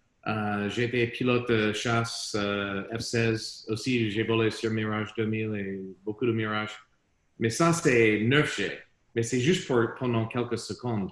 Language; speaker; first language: French; non-native, learner; English